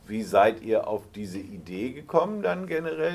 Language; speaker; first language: German; native; German